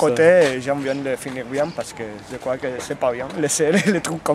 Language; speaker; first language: French; non-native, learner; Catalan